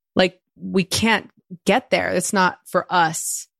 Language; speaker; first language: English; early bilingual, other home language; Spanish